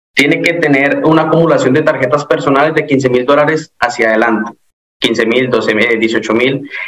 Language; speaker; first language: Spanish; native; Spanish